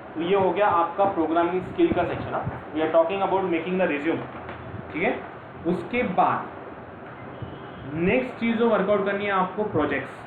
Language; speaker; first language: Hindi; non-native, local second language; Marathi